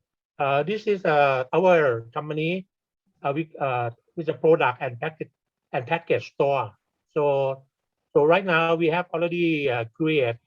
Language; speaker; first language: English; non-native, fluent; Thai